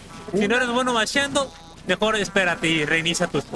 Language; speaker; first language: Spanish; native; Spanish